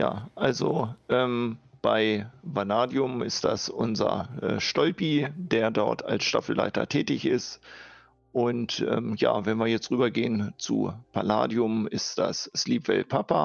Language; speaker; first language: German; native; German